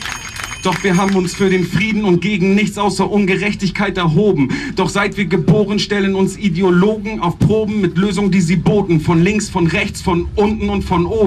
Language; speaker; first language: German; native; German